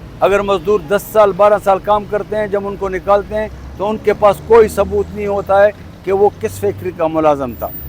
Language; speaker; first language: Urdu; non-native, local second language; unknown